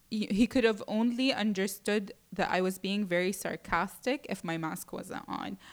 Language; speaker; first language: English; early bilingual, other home language; Arabic